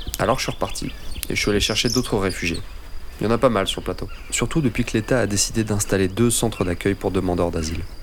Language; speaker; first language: French; native; French